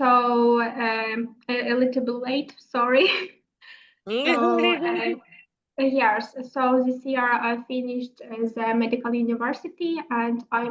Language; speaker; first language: English; non-native, learner; Ukrainian